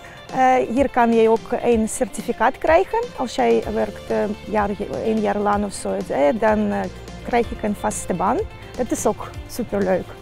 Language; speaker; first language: Dutch; non-native, learner; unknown